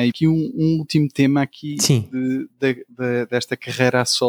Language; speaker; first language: Portuguese; native; Portuguese